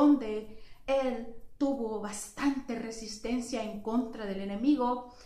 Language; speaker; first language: Spanish; early bilingual, heritage; Spanish